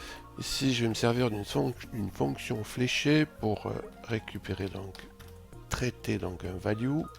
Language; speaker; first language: French; native; French